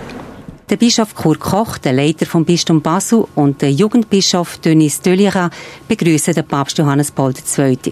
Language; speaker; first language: German; non-native, fluent; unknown